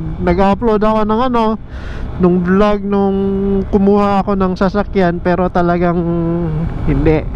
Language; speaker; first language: Filipino; native; Filipino